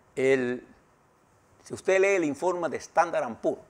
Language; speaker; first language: Spanish; native; Spanish